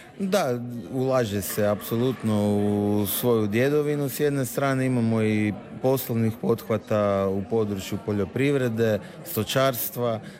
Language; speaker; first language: Croatian; native; Croatian